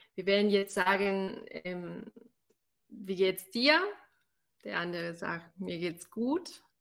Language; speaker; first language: German; non-native, fluent; Spanish